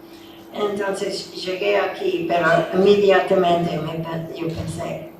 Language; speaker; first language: Spanish; non-native, fluent; English